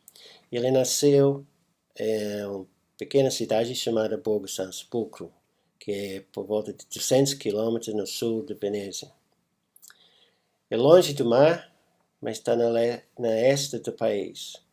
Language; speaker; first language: Portuguese; non-native, fluent; English